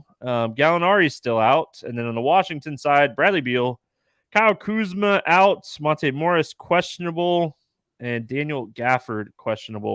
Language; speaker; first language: English; native; English